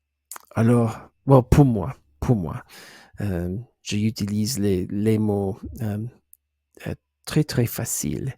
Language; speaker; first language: French; non-native, learner; English